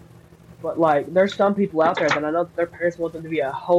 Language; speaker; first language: English; native; English